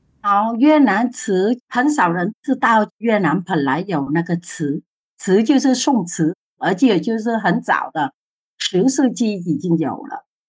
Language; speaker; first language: Chinese; non-native, fluent; Vietnamese